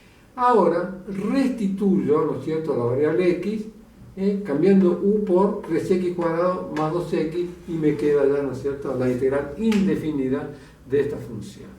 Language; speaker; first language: Spanish; native; Spanish